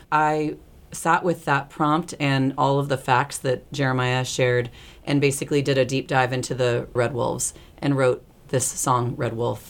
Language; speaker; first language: English; early bilingual, other home language; Spanish